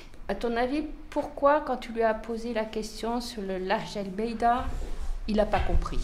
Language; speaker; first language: French; native; French